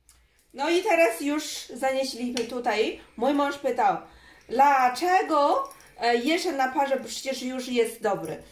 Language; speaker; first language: Polish; non-native, learner; Chinese